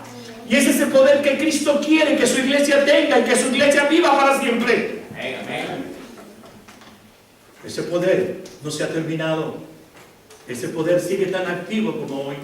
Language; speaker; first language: Spanish; native; Spanish